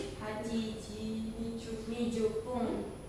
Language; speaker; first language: Japanese; non-native, learner; Indonesian